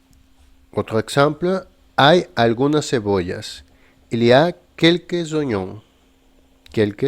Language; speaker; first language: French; non-native, fluent; Spanish